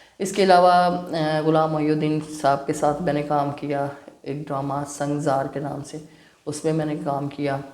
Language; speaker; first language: Urdu; non-native, local second language; Punjabi